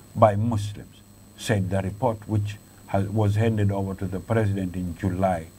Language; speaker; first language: English; non-native, local second language; Swahili